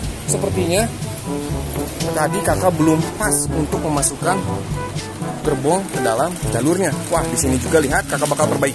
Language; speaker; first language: Indonesian; native; Indonesian